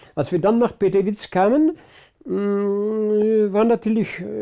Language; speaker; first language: German; early bilingual, other home language; Polish